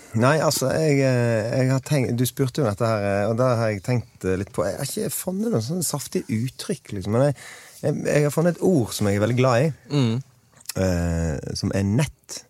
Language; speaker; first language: Norwegian; native; Norwegian